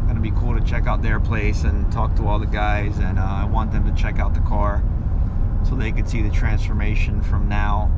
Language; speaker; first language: English; native; English